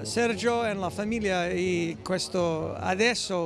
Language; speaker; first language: Italian; non-native, learner; English